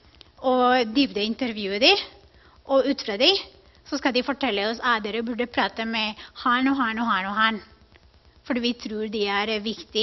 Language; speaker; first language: Norwegian; non-native, fluent; Spanish